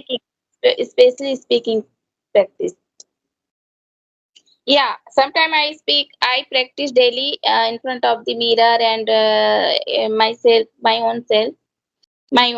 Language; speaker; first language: English; non-native, learner; Hindi